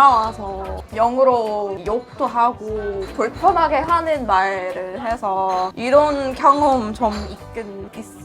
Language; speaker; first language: Korean; non-native, fluent; English